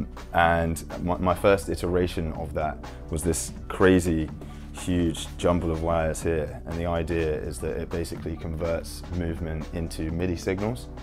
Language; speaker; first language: English; native; English